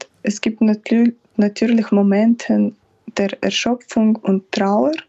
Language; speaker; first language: German; non-native, fluent; Ukrainian